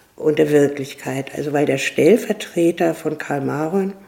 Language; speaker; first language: German; native; German